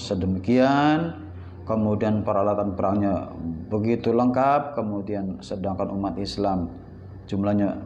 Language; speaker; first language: Indonesian; non-native, local second language; Javanese